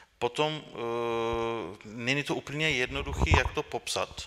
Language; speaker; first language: Czech; non-native, fluent; Turkish